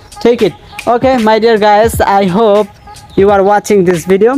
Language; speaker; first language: English; non-native, learner; Bangla